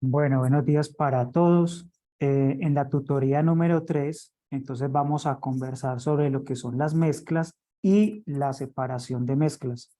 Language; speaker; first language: Spanish; native; Spanish